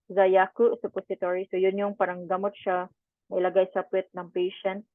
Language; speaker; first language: Filipino; non-native, local second language; Cebuano